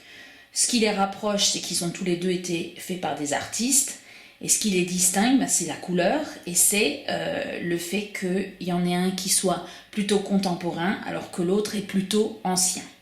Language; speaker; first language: French; native; French